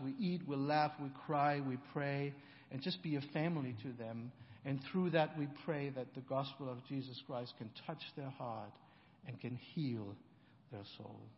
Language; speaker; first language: English; non-native, fluent; German